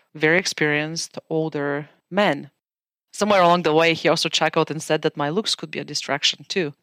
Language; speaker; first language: English; non-native, fluent; Bulgarian